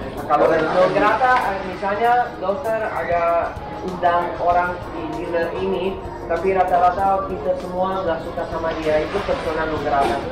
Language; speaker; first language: Indonesian; non-native, fluent; Italian